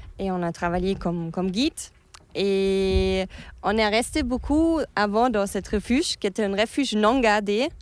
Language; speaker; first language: French; non-native, fluent; German